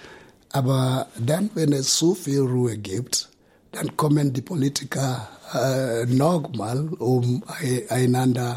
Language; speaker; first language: German; non-native, fluent; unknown